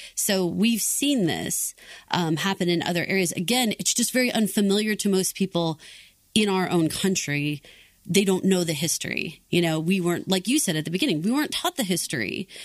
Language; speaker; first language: English; native; English